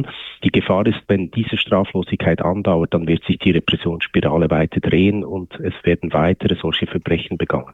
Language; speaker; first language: German; native; German